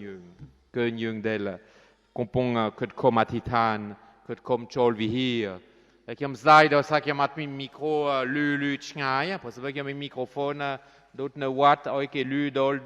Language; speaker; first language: Khmer; non-native, fluent; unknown